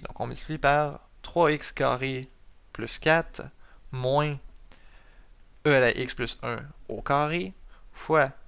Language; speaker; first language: French; native; French